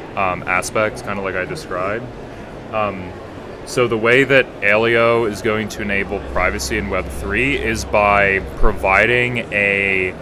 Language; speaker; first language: English; native; English